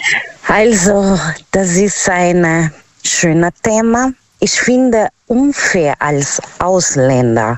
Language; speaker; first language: German; non-native, learner; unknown